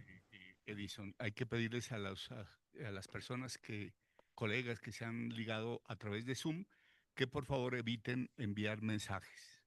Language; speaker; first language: Spanish; native; Spanish